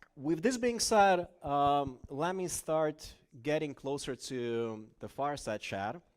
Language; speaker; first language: English; non-native, fluent; Lithuanian